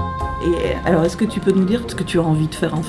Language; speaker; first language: French; native; French